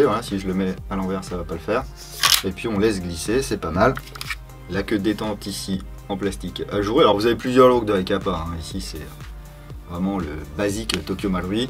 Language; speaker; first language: French; native; French